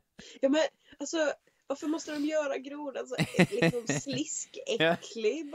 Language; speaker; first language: Swedish; native; Swedish